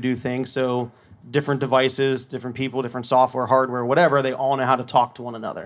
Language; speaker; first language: English; native; English